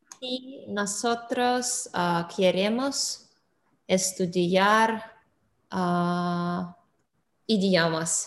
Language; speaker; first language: Spanish; non-native, learner; English